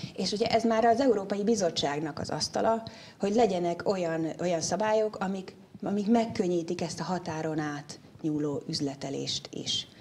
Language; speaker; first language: Hungarian; native; Hungarian